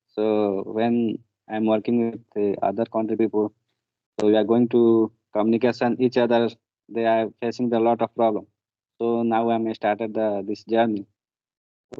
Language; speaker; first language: English; non-native, learner; Hindi